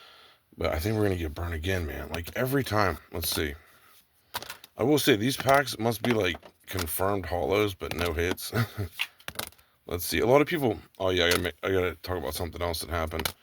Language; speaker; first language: English; native; English